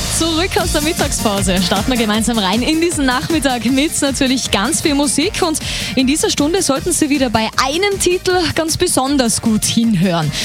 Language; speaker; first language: German; native; German